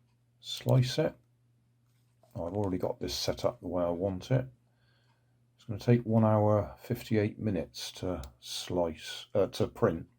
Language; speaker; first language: English; native; English